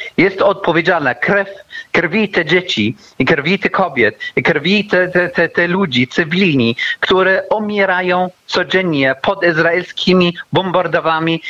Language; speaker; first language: Polish; non-native, learner; Arabic